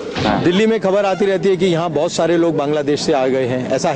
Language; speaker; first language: Hindi; native; Hindi